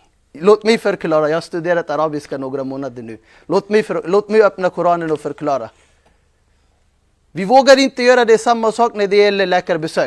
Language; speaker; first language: Swedish; non-native, fluent; Urdu